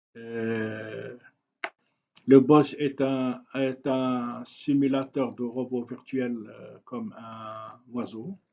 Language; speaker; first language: French; non-native, local second language; Arabic